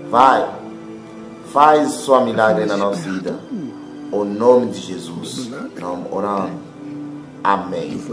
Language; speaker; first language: Portuguese; non-native, learner; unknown